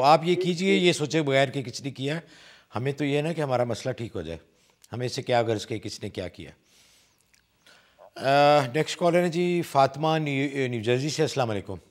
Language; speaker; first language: Urdu; native; Urdu